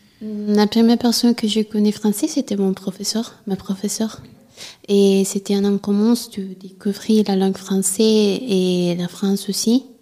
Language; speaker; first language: French; non-native, learner; Italian